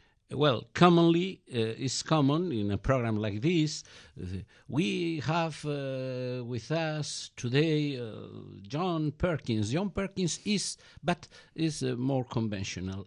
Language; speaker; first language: English; non-native, learner; Galician